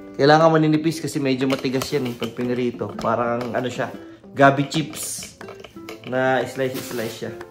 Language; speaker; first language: Filipino; native; Filipino